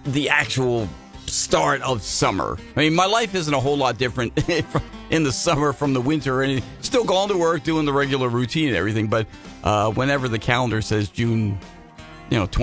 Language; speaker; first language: English; native; English